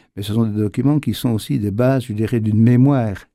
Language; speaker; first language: French; native; French